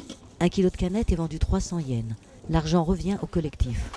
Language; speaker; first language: French; native; French